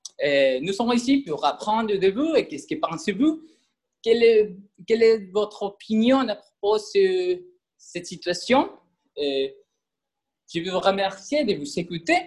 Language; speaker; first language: French; non-native, learner; Spanish